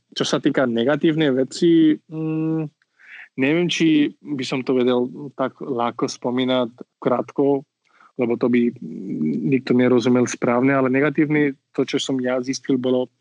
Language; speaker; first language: Slovak; non-native, fluent; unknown